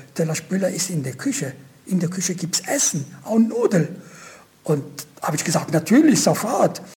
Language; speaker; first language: German; non-native, fluent; Italian